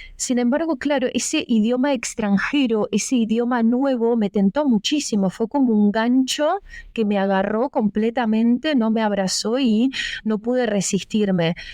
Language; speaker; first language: Spanish; early bilingual, other home language; Russian